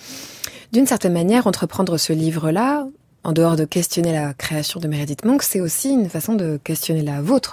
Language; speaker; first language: French; native; French